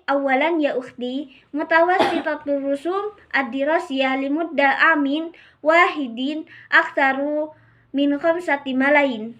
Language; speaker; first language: Arabic; non-native, learner; Indonesian